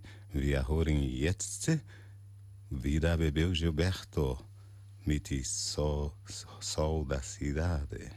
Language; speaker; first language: German; non-native, learner; Portuguese